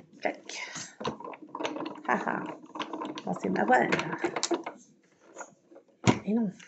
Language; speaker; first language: French; native; French